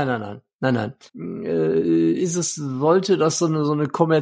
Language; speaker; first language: German; native; German